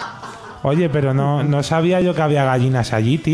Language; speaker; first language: Spanish; native; Spanish